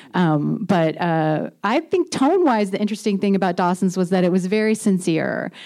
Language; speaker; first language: English; native; English